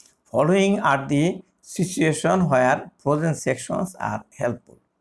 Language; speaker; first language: English; non-native, local second language; Bangla